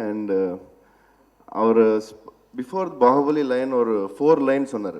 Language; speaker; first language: Tamil; non-native, local second language; Telugu